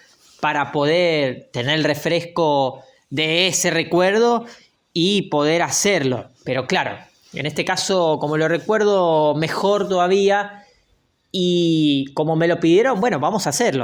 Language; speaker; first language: Spanish; native; Spanish